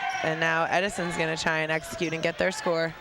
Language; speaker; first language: English; native; English